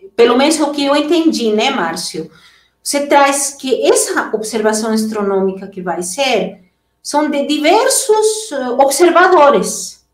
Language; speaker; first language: Portuguese; non-native, fluent; Spanish